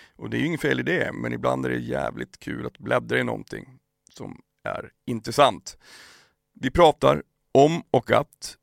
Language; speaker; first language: Swedish; native; Swedish